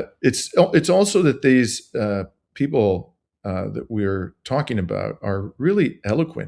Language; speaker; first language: English; native; English